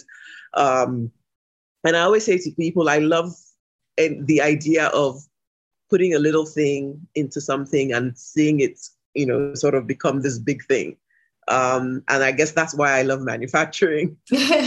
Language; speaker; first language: English; non-native, local second language; Yoruba